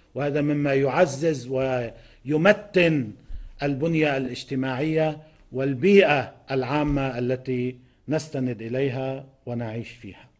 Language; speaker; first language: Arabic; native; Arabic